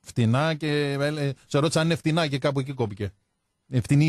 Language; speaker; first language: Greek; native; Greek